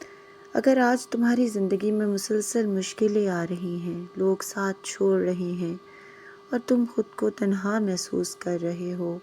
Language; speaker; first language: Urdu; native; Urdu